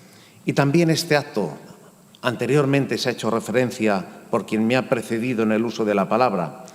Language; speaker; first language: Spanish; native; Spanish